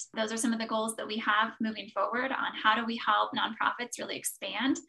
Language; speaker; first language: English; native; English